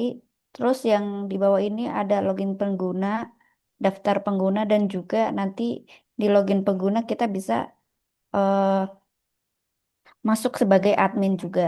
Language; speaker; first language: Indonesian; native; Indonesian